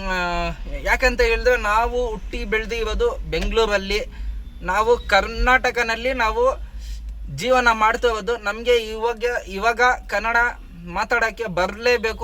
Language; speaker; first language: Kannada; non-native, learner; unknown